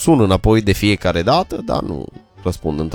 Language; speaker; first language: Romanian; native; Romanian